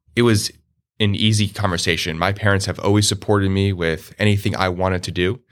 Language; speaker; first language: English; native; English